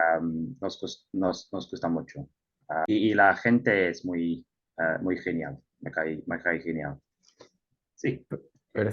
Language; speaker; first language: Spanish; non-native, learner; English